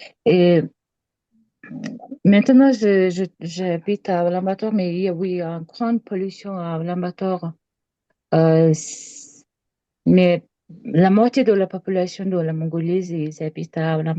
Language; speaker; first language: French; non-native, learner; Mongolian